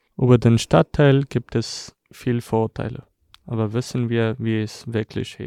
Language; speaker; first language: German; non-native, fluent; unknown